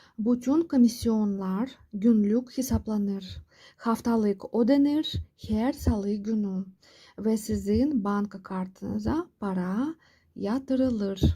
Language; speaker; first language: Turkish; non-native, fluent; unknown